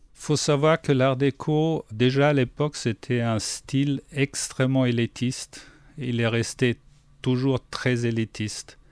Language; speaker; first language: French; non-native, fluent; German